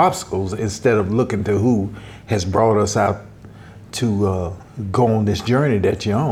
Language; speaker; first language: English; native; English